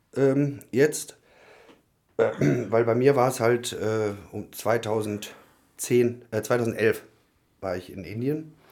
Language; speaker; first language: German; native; German